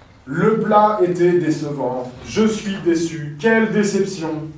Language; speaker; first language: French; native; French